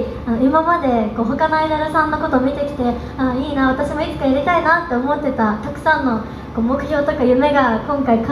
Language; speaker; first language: Japanese; native; Japanese